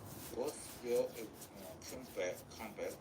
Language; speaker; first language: English; non-native, learner; Chinese